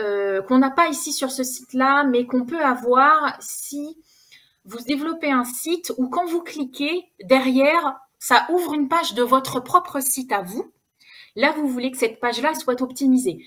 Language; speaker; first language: French; native; French